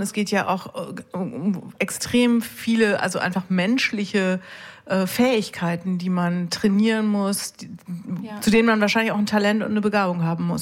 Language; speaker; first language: German; native; German